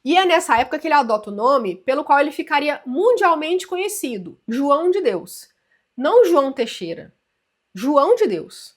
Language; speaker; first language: Portuguese; native; Portuguese